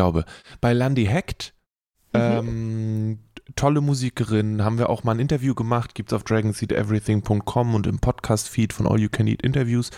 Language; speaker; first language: German; native; German